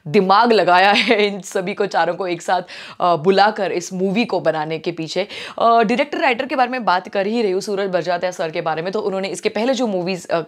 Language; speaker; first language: Hindi; non-native, local second language; Marathi